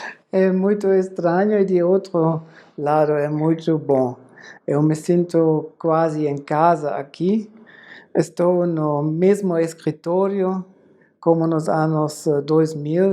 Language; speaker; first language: Portuguese; non-native, fluent; German